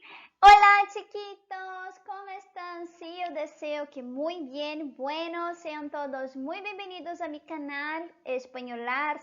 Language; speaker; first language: Spanish; non-native, fluent; Portuguese